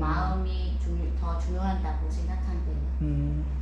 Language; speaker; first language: Korean; non-native, fluent; Vietnamese